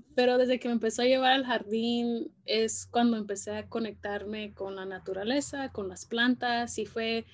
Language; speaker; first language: Spanish; early bilingual, heritage; Spanish